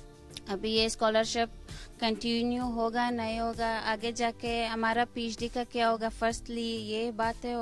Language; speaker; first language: Hindi; non-native, fluent; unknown